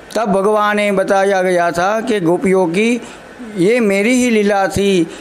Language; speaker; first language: Hindi; non-native, local second language; Gujarati